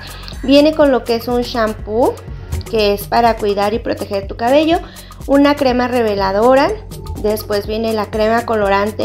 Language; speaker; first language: Spanish; native; Spanish